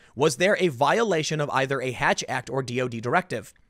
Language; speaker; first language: English; native; English